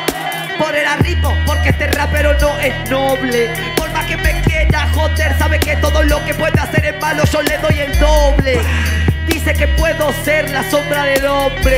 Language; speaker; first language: Spanish; native; Spanish